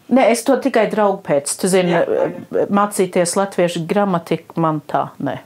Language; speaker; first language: Latvian; early bilingual, heritage; Latvian